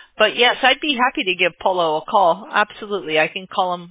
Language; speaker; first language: English; native; English